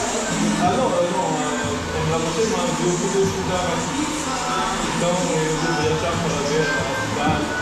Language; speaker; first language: Portuguese; non-native, learner; French